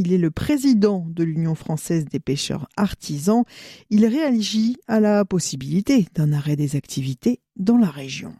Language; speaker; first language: French; native; French